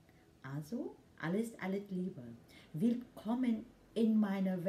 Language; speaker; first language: German; non-native, learner; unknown